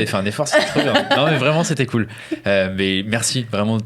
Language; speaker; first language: French; native; French